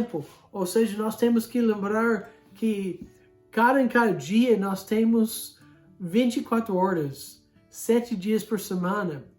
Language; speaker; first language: Portuguese; non-native, fluent; English